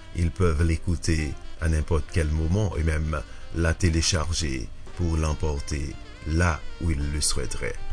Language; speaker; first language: French; native; French